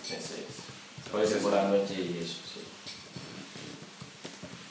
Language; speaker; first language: Spanish; non-native, learner; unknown